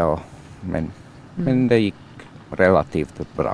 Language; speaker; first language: Swedish; non-native, learner; Finnish